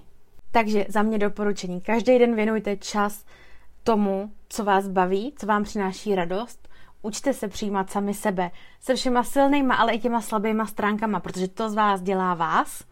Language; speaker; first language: Czech; native; Czech